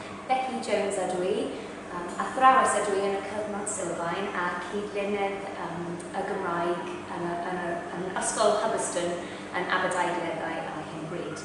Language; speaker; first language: Welsh; non-native, learner; English